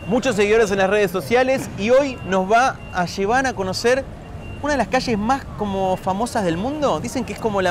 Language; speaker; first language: Spanish; native; Spanish